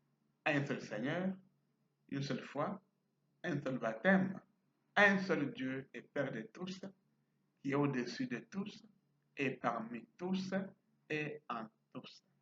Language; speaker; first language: French; non-native, fluent; Portuguese